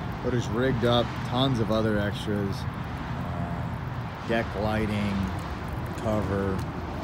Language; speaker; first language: English; native; English